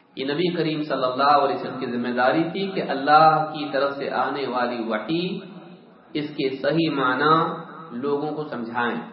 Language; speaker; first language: Urdu; native; Urdu